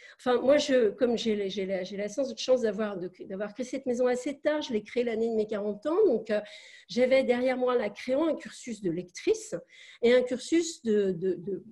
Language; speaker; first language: French; native; French